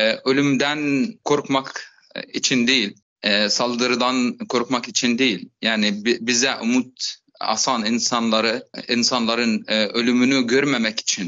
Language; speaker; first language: Turkish; non-native, fluent; Arabic